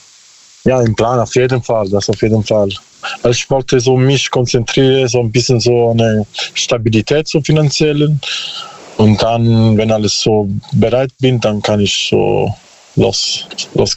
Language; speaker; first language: German; non-native, learner; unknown